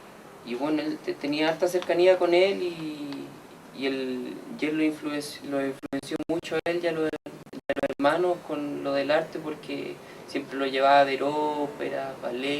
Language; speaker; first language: Spanish; native; Spanish